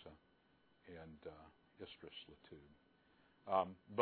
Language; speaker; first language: English; native; English